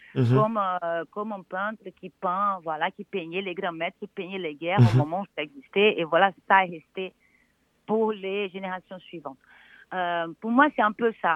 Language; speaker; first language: French; non-native, fluent; Portuguese